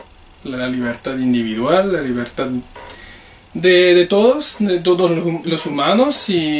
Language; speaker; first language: Spanish; non-native, fluent; French